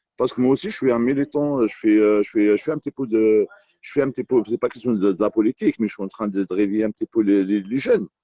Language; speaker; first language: French; non-native, local second language; Kabyle